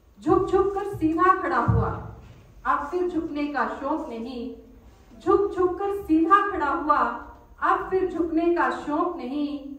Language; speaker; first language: Hindi; native; Hindi